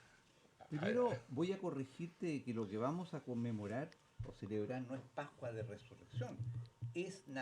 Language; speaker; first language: Spanish; native; Spanish